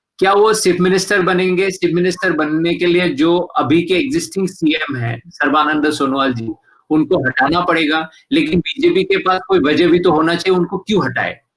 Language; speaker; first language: Hindi; non-native, local second language; Assamese